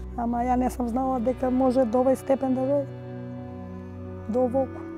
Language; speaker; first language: Macedonian; native; Macedonian